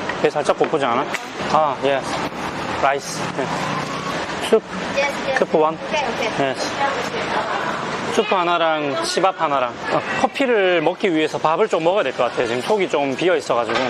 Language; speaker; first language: Korean; native; Korean